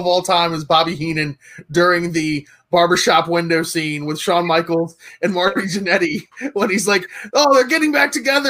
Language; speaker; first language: English; native; English